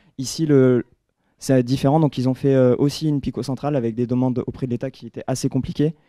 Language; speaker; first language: French; native; French